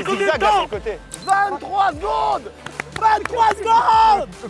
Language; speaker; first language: French; native; French